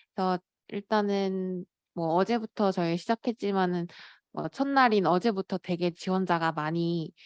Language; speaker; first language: Korean; native; Korean